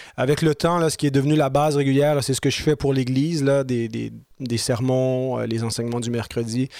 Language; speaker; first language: French; native; French